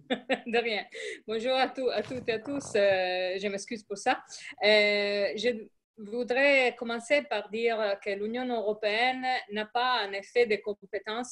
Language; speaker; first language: French; non-native, fluent; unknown